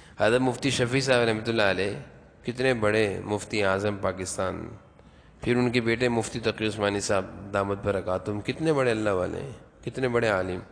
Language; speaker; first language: Urdu; native; Urdu